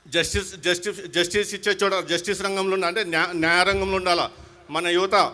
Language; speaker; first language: Telugu; non-native, local second language; Urdu